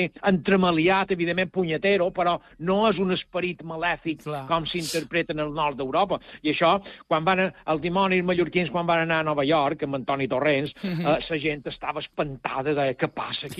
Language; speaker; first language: Catalan; native; Catalan